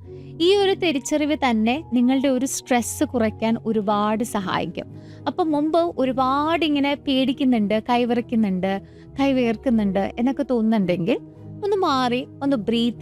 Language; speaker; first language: Malayalam; native; Malayalam